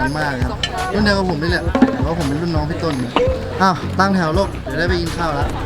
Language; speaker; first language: Thai; native; Thai